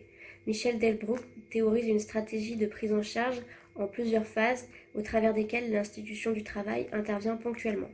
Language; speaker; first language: French; native; French